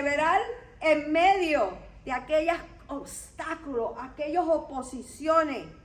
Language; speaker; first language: Spanish; native; Spanish